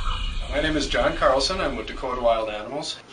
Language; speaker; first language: English; native; English